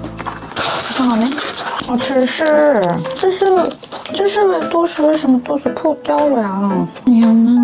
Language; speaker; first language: Chinese; non-native, learner; Korean